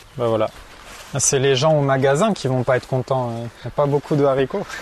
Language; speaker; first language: French; native; French